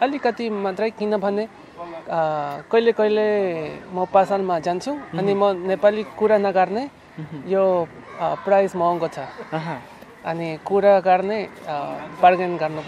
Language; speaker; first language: Nepali; non-native, learner; Spanish